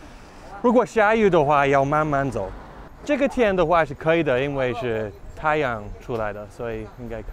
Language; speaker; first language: Chinese; non-native, learner; English